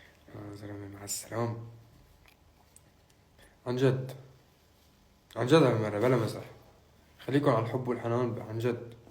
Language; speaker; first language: Arabic; native; Arabic